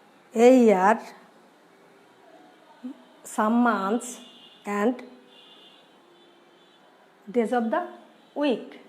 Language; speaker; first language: English; non-native, learner; Bangla